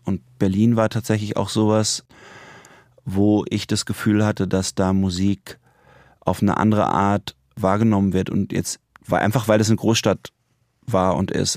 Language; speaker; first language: German; native; German